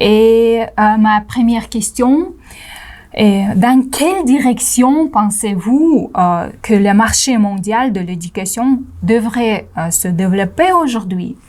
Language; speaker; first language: French; non-native, fluent; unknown